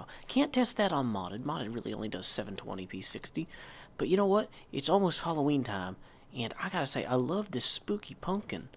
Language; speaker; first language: English; native; English